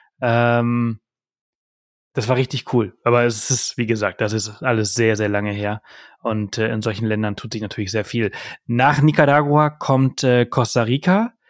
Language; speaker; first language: German; early bilingual, heritage; German